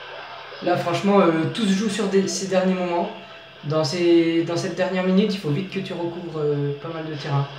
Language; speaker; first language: French; native; French